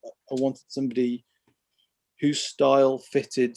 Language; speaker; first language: English; native; English